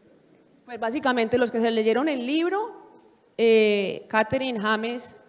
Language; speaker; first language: Spanish; native; Spanish